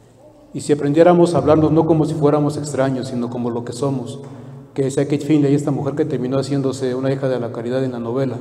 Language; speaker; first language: Spanish; native; Spanish